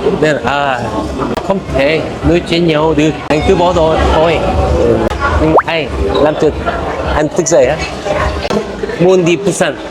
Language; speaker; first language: Vietnamese; non-native, learner; Korean